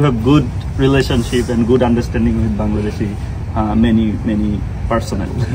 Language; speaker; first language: English; non-native, local second language; Bangla